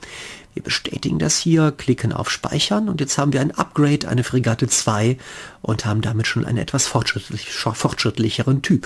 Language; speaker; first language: German; native; German